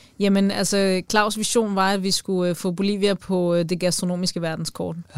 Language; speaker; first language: Danish; native; Danish